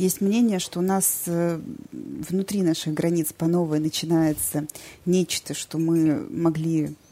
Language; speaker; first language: Russian; native; Russian